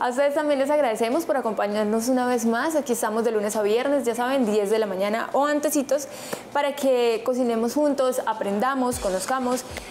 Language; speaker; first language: Spanish; native; Spanish